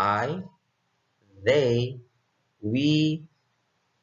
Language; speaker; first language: English; non-native, fluent; Indonesian